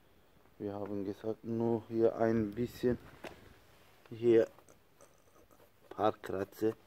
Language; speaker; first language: German; non-native, learner; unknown